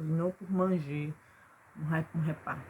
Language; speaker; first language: French; non-native, learner; Portuguese